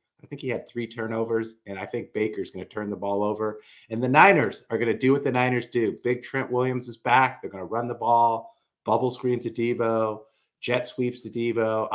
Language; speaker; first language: English; native; English